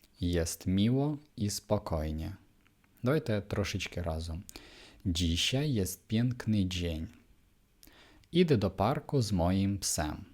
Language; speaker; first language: Polish; non-native, fluent; Ukrainian